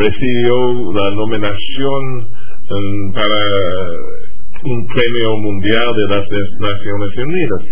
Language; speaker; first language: Spanish; non-native, fluent; English